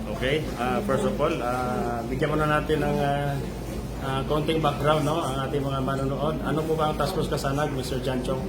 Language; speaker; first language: Filipino; native; Filipino